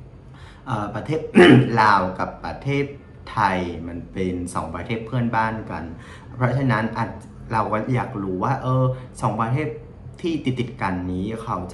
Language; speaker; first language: Thai; non-native, fluent; Vietnamese